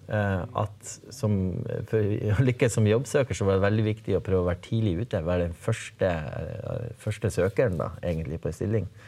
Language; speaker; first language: Norwegian; native; Norwegian